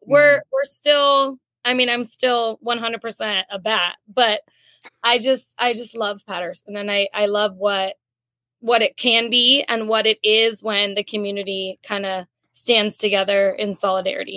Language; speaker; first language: English; native; English